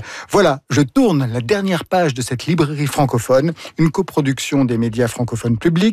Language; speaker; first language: French; native; French